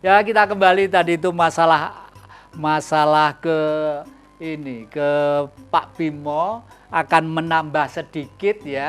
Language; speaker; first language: Indonesian; native; Indonesian